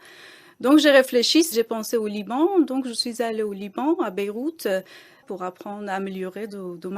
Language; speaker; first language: French; non-native, fluent; Persian